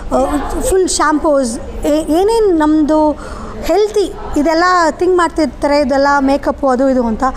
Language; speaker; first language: Kannada; non-native, local second language; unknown